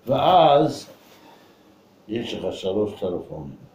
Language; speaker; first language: Hebrew; non-native, fluent; English